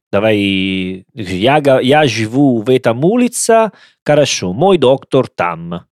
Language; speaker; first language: Russian; non-native, learner; Italian